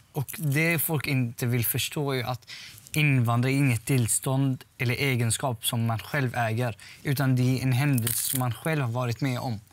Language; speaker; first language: Swedish; early bilingual, other home language; Arabic